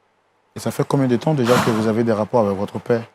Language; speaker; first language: French; native; French